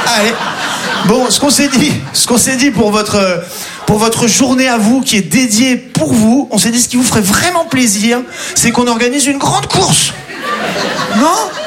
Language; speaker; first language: French; native; French